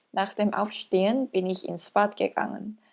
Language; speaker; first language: German; non-native, learner; Korean